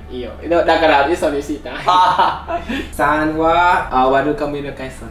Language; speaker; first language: Japanese; non-native, learner; Vietnamese